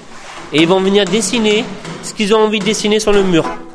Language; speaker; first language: French; native; French